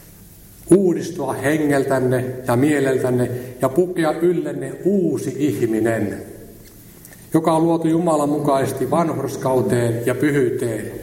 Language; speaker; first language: Finnish; native; Finnish